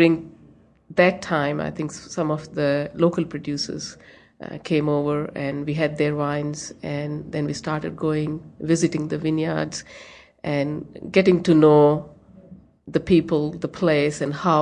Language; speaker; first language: English; non-native, local second language; Hindi